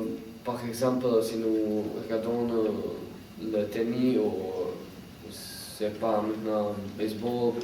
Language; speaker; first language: French; non-native, learner; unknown